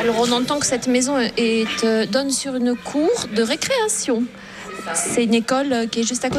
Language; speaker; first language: French; native; French